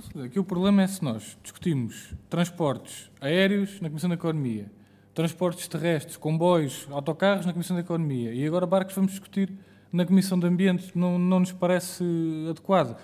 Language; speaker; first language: Portuguese; native; Portuguese